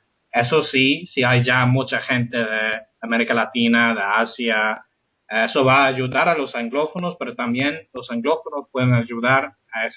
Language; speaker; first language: Spanish; non-native, fluent; English